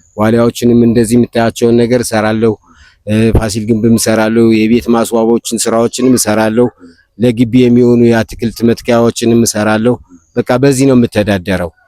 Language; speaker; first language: Amharic; native; Amharic